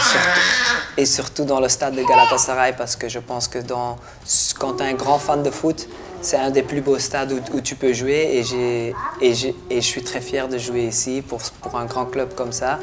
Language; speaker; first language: French; non-native, local second language; Dutch